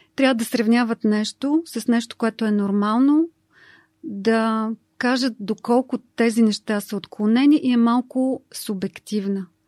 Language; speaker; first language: Bulgarian; native; Bulgarian